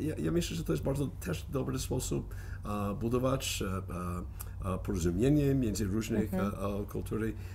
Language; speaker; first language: Polish; non-native, fluent; English